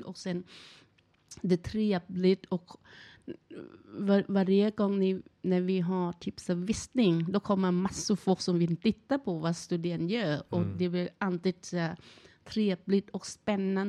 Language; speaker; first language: Swedish; non-native, learner; Thai